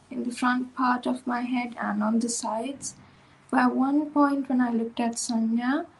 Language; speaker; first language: English; non-native, local second language; Sinhala